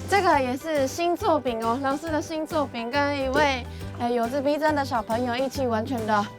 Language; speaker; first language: Chinese; non-native, fluent; Japanese